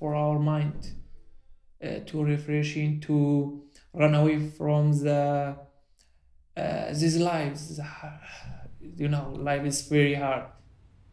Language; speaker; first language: English; non-native, learner; Arabic